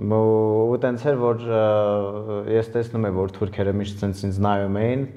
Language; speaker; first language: Armenian; early bilingual, heritage; Armenian